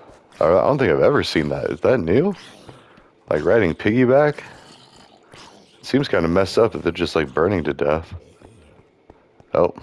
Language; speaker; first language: English; native; English